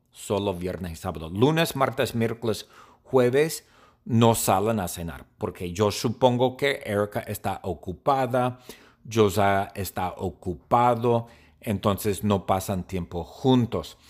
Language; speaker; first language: Spanish; non-native, learner; English